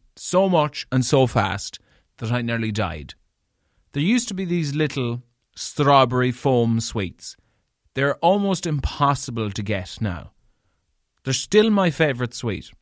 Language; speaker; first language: English; native; English